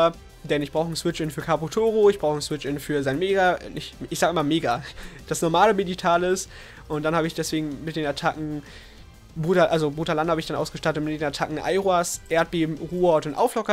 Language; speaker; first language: German; native; German